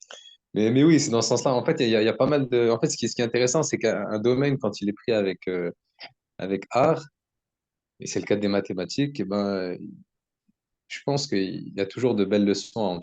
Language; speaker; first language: French; native; French